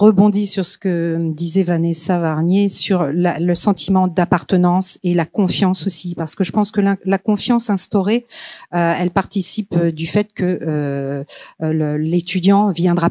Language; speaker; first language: French; native; French